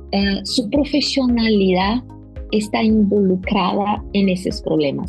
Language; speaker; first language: Spanish; non-native, fluent; Portuguese